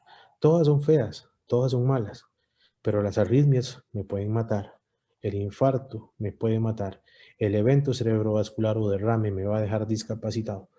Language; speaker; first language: Spanish; native; Spanish